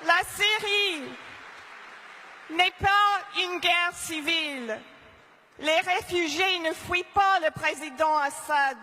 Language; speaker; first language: French; non-native, fluent; English